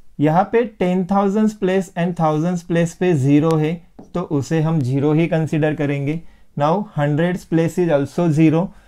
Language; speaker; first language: Hindi; non-native, local second language; Marathi